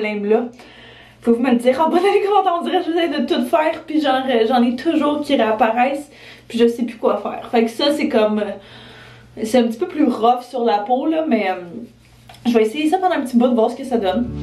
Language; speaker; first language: French; native; French